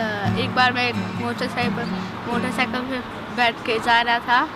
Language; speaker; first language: Hindi; early bilingual, heritage; Hindi